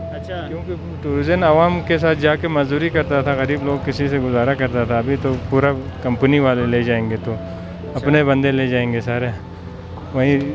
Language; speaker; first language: Urdu; non-native, local second language; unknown